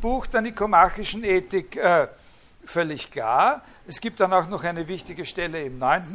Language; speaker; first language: German; native; German